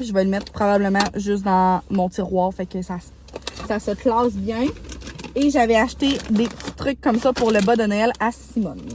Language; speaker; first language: French; native; French